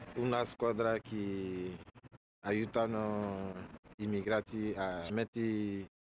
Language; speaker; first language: Italian; non-native, fluent; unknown